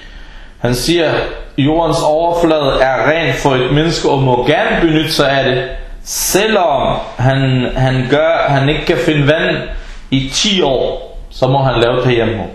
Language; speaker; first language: Danish; early bilingual, other home language; Arabic